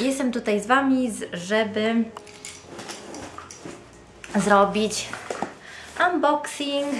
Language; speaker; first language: Polish; non-native, fluent; Italian